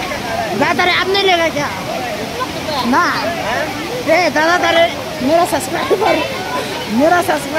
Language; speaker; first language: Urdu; non-native, local second language; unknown